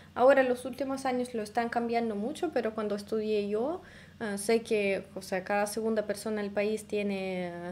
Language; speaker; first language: Spanish; non-native, fluent; Russian